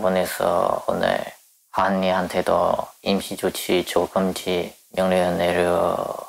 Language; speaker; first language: Korean; non-native, learner; Chinese